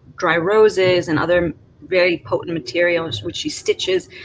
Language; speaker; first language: English; native; English